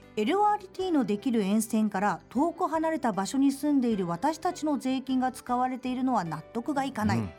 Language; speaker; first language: Japanese; native; Japanese